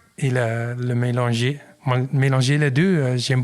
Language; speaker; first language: French; non-native, learner; Dutch